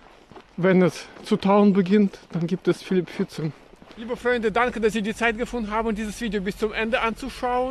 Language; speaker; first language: German; non-native, fluent; Russian